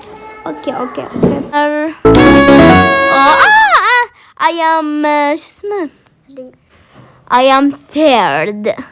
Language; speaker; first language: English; non-native, learner; Arabic